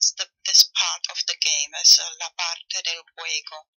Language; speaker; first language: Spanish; non-native, learner; German